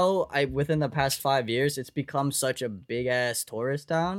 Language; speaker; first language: English; native; English